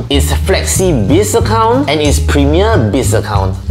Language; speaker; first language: English; native; English